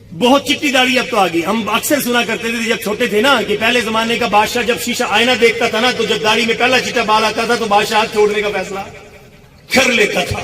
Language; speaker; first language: Urdu; non-native, local second language; Punjabi